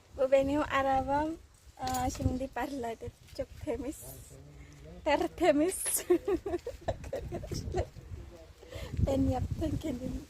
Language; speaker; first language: Turkish; non-native, learner; Indonesian